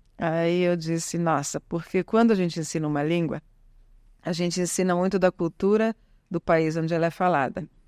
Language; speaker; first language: Portuguese; early bilingual, other home language; Italian